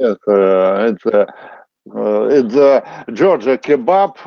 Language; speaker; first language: English; non-native, learner; Russian